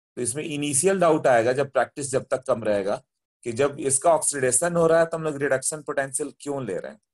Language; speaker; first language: Hindi; native; Hindi